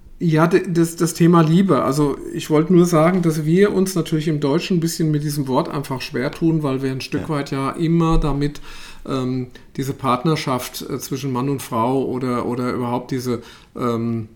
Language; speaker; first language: German; native; German